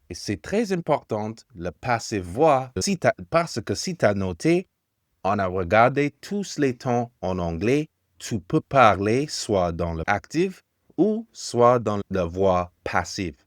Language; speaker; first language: French; non-native, learner; English